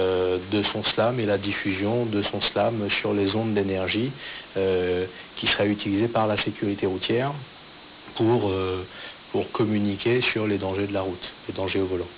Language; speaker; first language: French; native; French